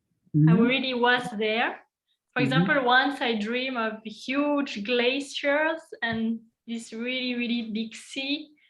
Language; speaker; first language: English; non-native, fluent; French